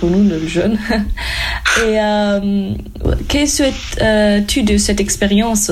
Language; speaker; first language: French; non-native, fluent; German